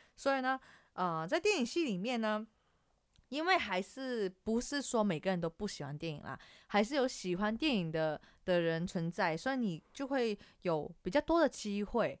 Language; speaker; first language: Chinese; native; Chinese